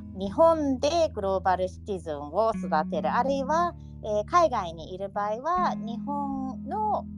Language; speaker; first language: Japanese; native; Japanese